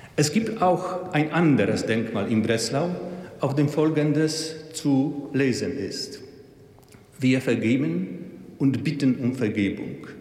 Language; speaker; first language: German; non-native, fluent; Polish